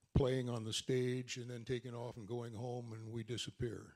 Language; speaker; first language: English; native; English